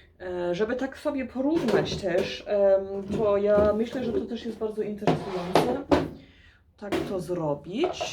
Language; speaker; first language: Polish; early bilingual, heritage; Polish